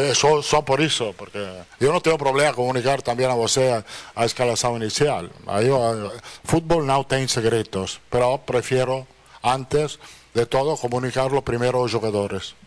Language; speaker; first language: Portuguese; non-native, fluent; Italian